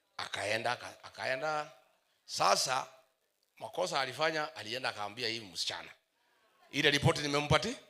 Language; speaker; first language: Swahili; non-native, local second language; Kikuyu